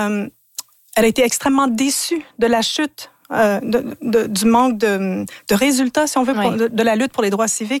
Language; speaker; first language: French; native; French